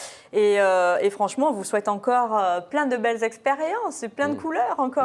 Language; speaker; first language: French; native; French